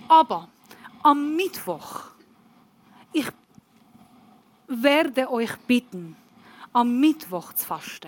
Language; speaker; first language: German; non-native, learner; Persian